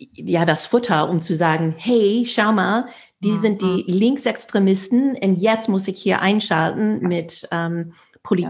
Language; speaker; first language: German; non-native, fluent; English